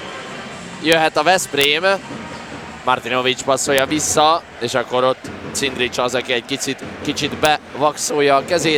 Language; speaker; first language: Hungarian; native; Hungarian